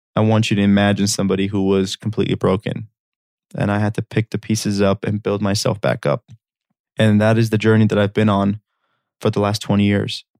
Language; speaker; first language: English; early bilingual, other home language; Armenian